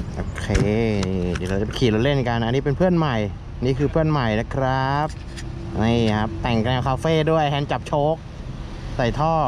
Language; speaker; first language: Thai; native; Thai